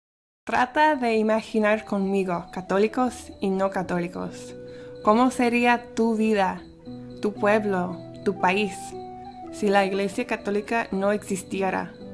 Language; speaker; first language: Spanish; early bilingual, heritage; Spanish